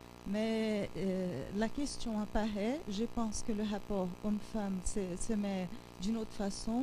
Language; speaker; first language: French; non-native, fluent; Portuguese